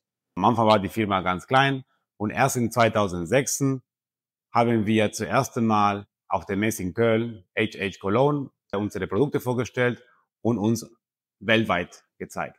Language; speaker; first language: German; non-native, fluent; Spanish